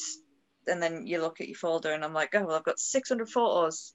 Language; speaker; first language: English; native; English